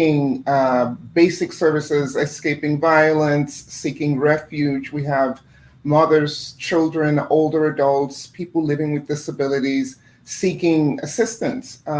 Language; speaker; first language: English; non-native, fluent; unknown